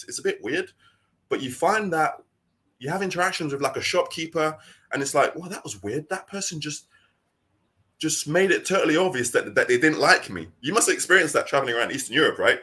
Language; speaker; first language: English; native; English